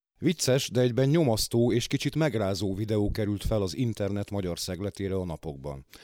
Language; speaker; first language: Hungarian; native; Hungarian